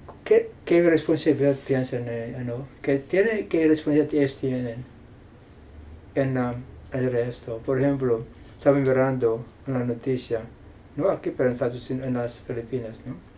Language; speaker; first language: Spanish; non-native, fluent; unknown